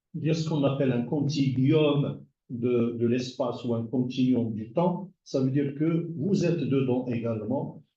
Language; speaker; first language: French; non-native, local second language; Arabic